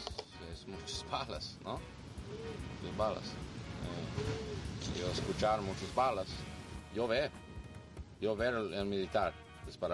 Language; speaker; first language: Spanish; non-native, learner; English